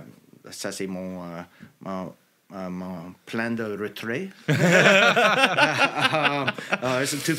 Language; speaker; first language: French; non-native, local second language; English